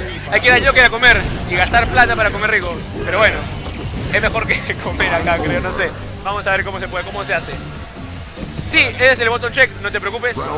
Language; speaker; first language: Spanish; native; Spanish